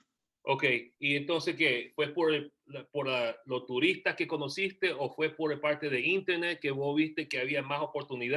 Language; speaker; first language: Spanish; early bilingual, heritage; Spanish